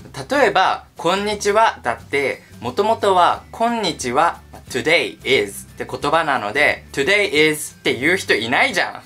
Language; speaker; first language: Japanese; native; Japanese